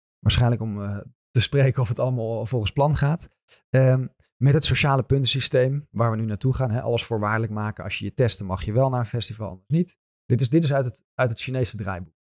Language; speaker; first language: Dutch; native; Dutch